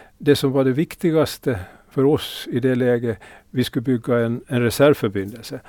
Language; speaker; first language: Swedish; native; Swedish